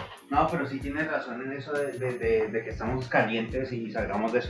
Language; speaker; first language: Spanish; native; Spanish